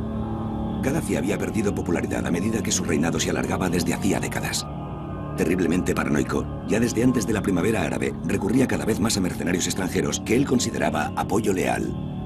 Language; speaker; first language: Spanish; native; Spanish